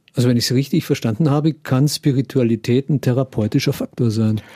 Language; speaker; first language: German; native; German